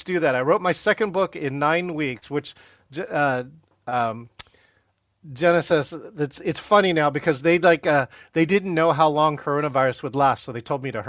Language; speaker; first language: English; native; English